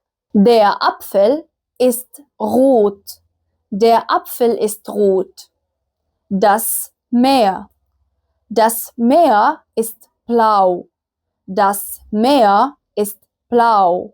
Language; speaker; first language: German; non-native, fluent; Arabic